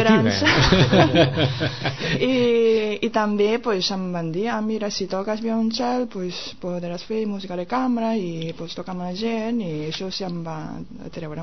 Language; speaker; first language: Catalan; non-native, fluent; Japanese